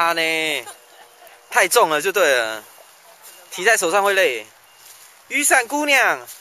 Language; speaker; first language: Chinese; native; Chinese